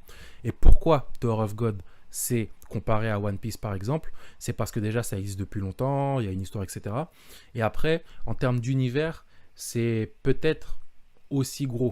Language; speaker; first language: French; native; French